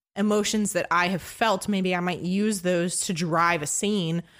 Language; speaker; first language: English; early bilingual, other home language; French